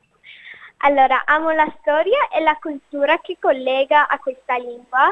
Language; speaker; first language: Italian; non-native, learner; English